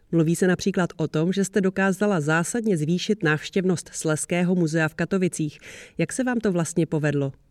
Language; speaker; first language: Czech; native; Czech